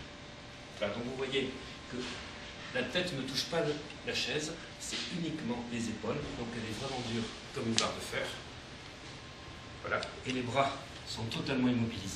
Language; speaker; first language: French; native; French